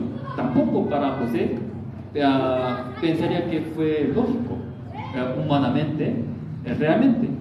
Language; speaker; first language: Spanish; non-native, learner; Korean